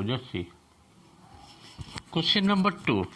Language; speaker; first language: English; non-native, local second language; Bangla